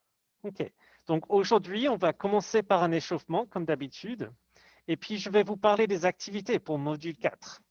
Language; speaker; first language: French; non-native, fluent; English